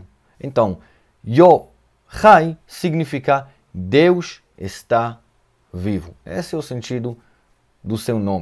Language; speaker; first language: Portuguese; non-native, fluent; Hebrew